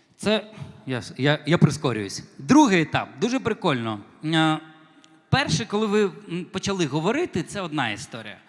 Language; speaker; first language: Ukrainian; non-native, local second language; Russian